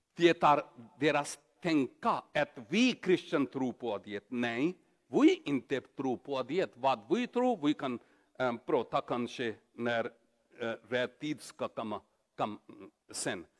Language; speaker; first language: Swedish; non-native, learner; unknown